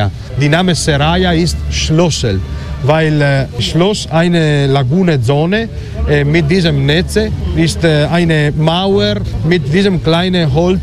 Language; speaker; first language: German; non-native, learner; Italian